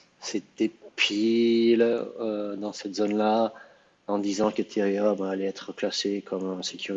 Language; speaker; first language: French; native; French